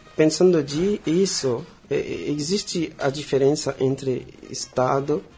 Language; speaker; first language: Portuguese; non-native, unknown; Haitian Creole